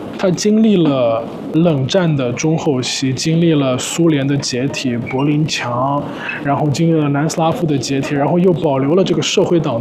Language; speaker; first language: Chinese; early bilingual, other home language; Serbian